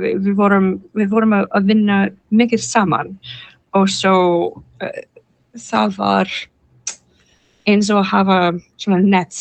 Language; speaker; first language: Icelandic; non-native, learner; English